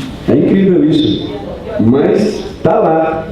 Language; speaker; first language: Portuguese; native; Portuguese